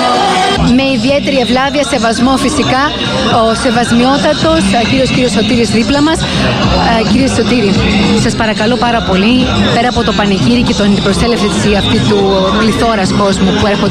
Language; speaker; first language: Greek; native; Greek